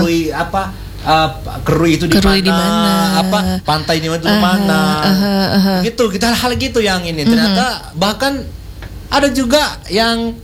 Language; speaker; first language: Indonesian; non-native, local second language; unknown